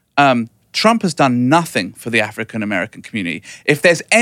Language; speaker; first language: English; native; English